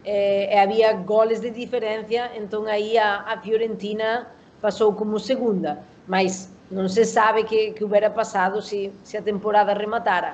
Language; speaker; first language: Portuguese; non-native, learner; Spanish